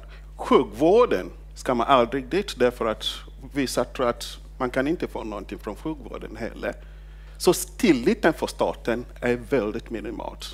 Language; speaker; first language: Swedish; non-native, fluent; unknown